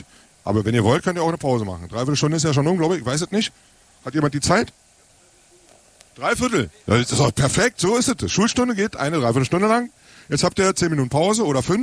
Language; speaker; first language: German; native; German